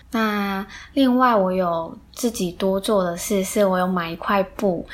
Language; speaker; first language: Chinese; native; Chinese